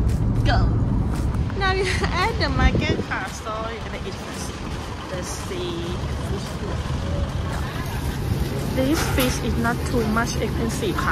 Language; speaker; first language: English; non-native, learner; Thai